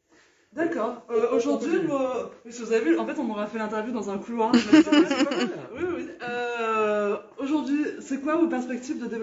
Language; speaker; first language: French; native; French